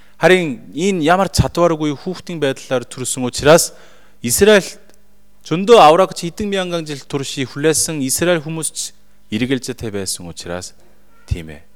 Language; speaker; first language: Mongolian; non-native, fluent; Korean